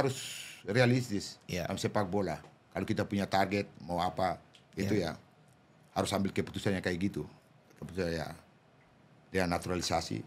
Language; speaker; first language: Indonesian; non-native, local second language; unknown